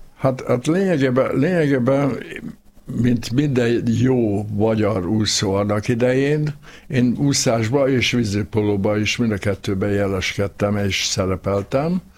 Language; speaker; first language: Hungarian; native; Hungarian